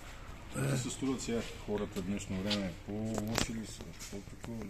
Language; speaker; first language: Bulgarian; native; Bulgarian